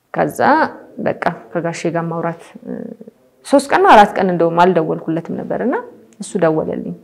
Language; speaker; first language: Amharic; native; Amharic